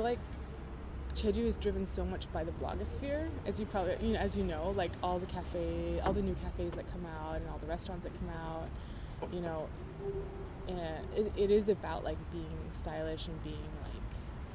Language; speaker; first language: English; native; English